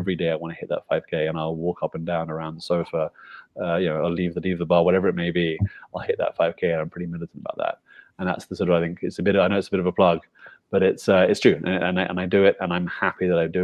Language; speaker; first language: English; native; English